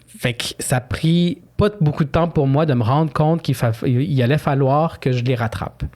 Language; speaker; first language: French; early bilingual, other home language; Spanish